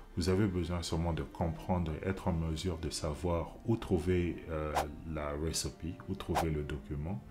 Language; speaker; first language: French; non-native, local second language; Lingala